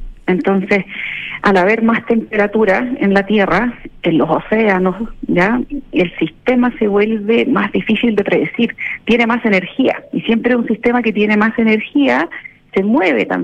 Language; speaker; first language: Spanish; native; Spanish